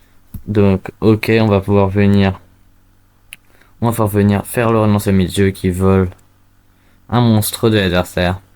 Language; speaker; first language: French; native; French